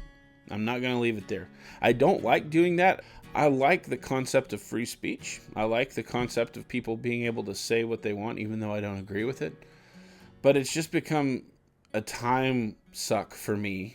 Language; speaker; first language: English; native; English